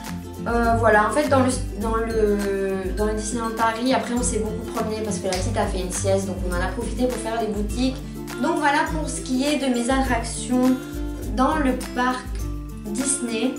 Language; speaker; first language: French; native; French